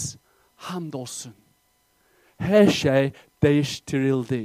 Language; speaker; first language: Turkish; non-native, fluent; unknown